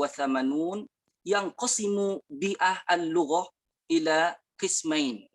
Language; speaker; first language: Arabic; non-native, learner; Indonesian